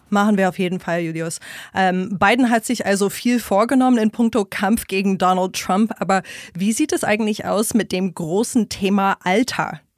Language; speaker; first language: German; non-native, fluent; English